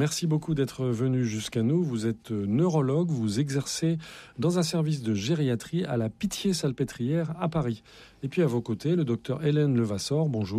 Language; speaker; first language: French; native; French